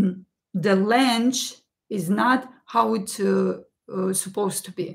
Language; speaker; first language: English; non-native, fluent; Russian